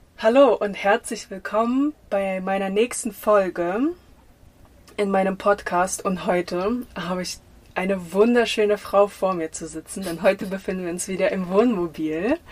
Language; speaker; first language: German; early bilingual, other home language; Russian